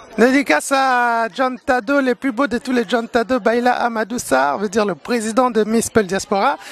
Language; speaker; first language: French; early bilingual, other home language; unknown